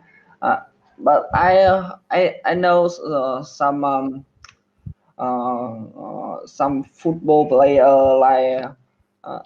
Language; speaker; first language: English; non-native, learner; Vietnamese